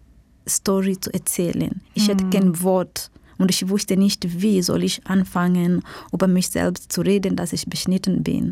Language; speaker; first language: German; non-native, fluent; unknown